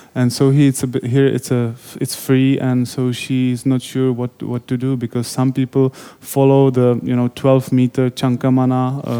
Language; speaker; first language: English; non-native, fluent; Czech